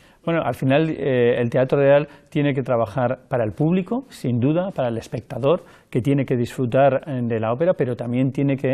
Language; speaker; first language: Spanish; native; Spanish